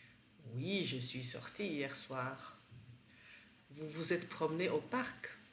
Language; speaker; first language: French; non-native, fluent; Czech